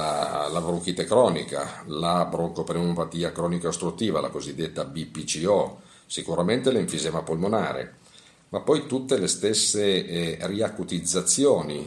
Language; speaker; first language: Italian; native; Italian